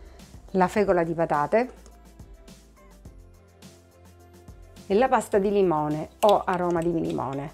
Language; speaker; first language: Italian; native; Italian